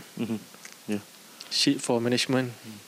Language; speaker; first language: English; non-native, learner; Malay